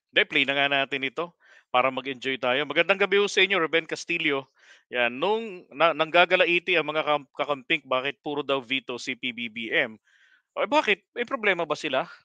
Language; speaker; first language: Filipino; native; Filipino